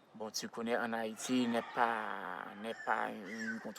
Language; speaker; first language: French; non-native, local second language; Haitian Creole